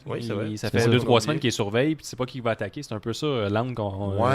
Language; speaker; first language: French; native; French